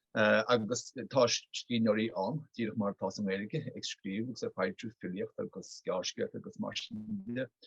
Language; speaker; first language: Irish; native; Irish